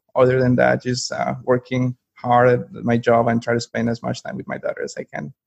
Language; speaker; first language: English; non-native, fluent; Spanish